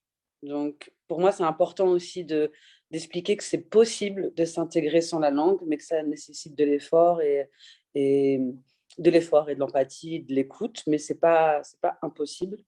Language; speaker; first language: French; early bilingual, other home language; Persian